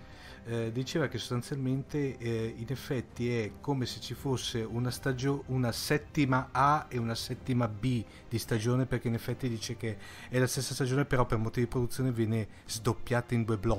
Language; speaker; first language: Italian; native; Italian